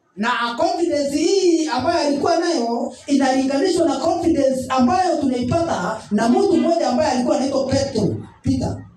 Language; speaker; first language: Swahili; non-native, local second language; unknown